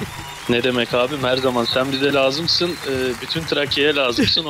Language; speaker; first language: Turkish; native; Turkish